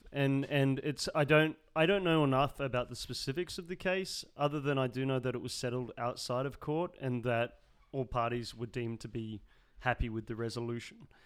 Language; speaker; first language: English; native; English